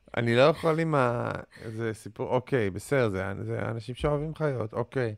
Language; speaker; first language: Hebrew; native; Hebrew